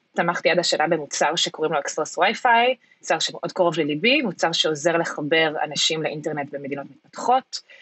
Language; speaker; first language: Hebrew; early bilingual, heritage; Hebrew